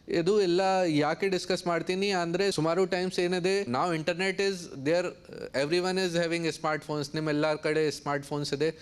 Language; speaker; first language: Kannada; non-native, learner; Hindi